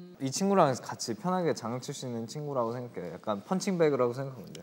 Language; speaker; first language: Korean; non-native, fluent; English